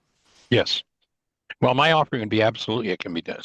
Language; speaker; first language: English; native; English